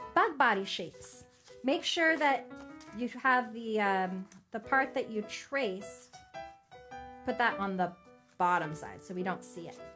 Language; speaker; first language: English; native; English